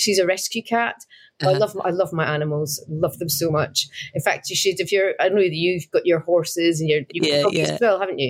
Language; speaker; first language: English; native; English